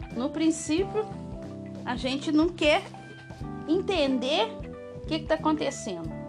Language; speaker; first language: Portuguese; native; Portuguese